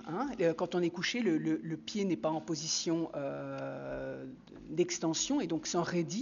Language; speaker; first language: French; native; French